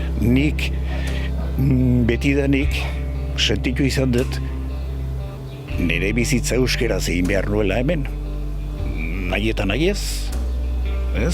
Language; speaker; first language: Basque; early bilingual, other home language; Spanish